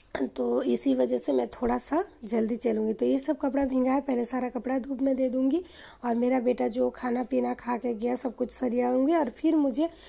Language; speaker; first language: Hindi; non-native, local second language; Bangla